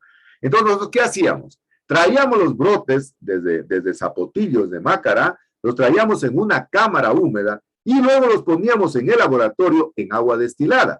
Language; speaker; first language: Spanish; native; Spanish